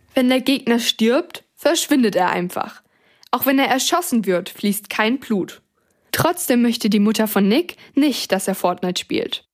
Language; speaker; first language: German; native; German